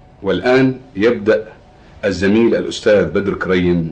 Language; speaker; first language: Arabic; native; Arabic